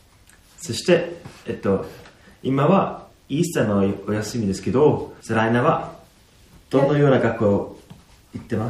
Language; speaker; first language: Japanese; non-native, fluent; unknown